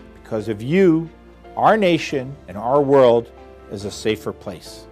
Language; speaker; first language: English; native; English